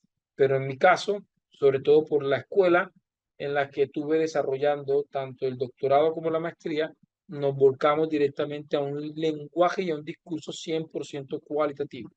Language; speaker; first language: Spanish; native; Spanish